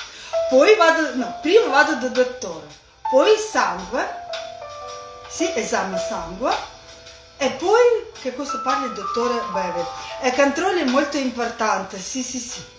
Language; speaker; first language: Italian; non-native, learner; Russian